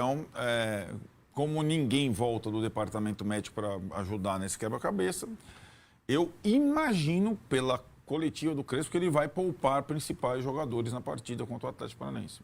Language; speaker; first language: Portuguese; native; Portuguese